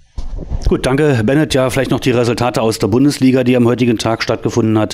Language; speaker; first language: German; native; German